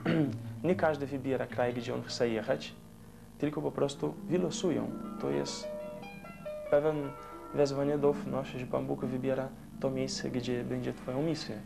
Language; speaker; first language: Polish; non-native, fluent; Portuguese